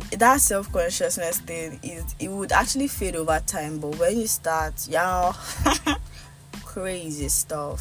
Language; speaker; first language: English; non-native, local second language; Yoruba